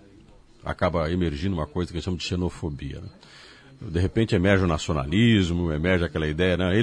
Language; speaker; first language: Portuguese; native; Portuguese